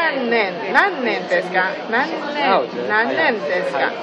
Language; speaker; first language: Japanese; non-native, learner; Chinese